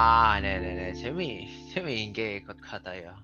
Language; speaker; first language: Korean; non-native, learner; Indonesian